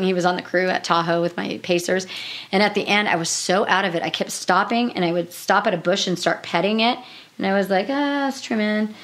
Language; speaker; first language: English; native; English